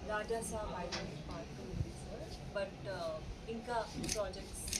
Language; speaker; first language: Telugu; non-native, learner; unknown